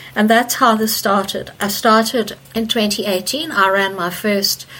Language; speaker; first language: English; native; English